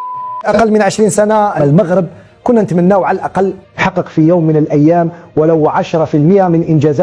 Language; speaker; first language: Arabic; native; Arabic